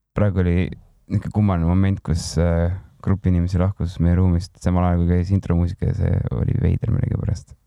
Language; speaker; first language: Estonian; native; Estonian